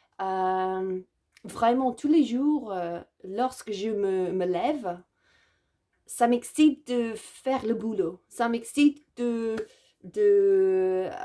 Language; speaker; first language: French; non-native, learner; English